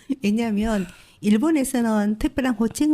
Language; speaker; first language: Korean; native; Korean